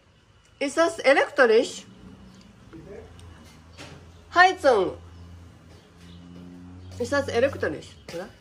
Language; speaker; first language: German; non-native, learner; Japanese